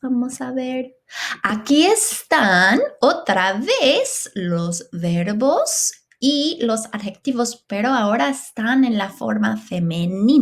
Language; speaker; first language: Spanish; non-native, fluent; English